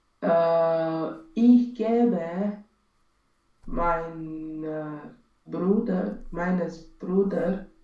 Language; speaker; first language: German; non-native, learner; Romanian